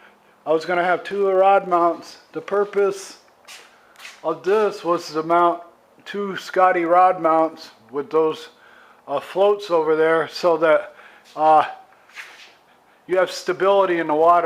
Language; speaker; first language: English; native; English